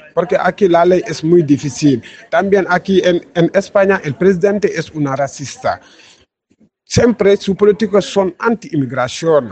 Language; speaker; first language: Spanish; non-native, learner; Wolof